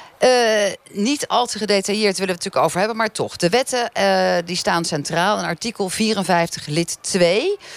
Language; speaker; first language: Dutch; native; Dutch